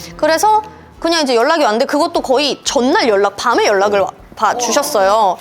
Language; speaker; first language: Korean; early bilingual, other home language; Russian